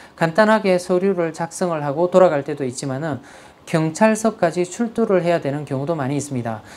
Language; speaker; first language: Korean; native; Korean